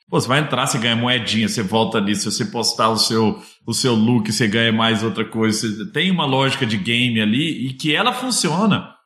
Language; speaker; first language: Portuguese; native; Portuguese